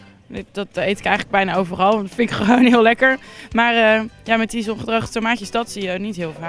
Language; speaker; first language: Dutch; native; Dutch